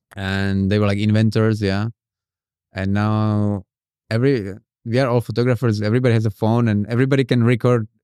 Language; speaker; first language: English; non-native, fluent; Czech